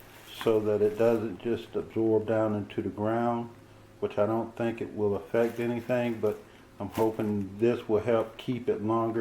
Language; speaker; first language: English; native; English